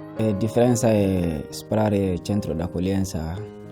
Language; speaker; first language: Italian; non-native, learner; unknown